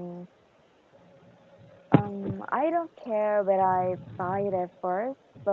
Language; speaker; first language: English; non-native, learner; Korean